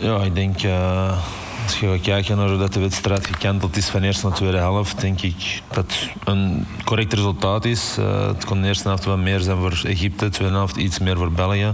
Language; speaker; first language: Dutch; native; Dutch